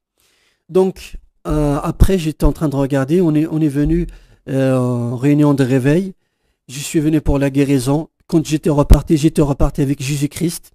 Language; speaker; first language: French; non-native, local second language; Kabyle